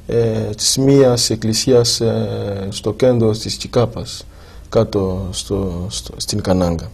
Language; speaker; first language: Greek; non-native, fluent; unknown